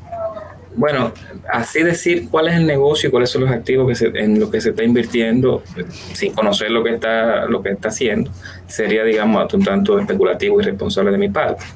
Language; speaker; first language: Spanish; native; Spanish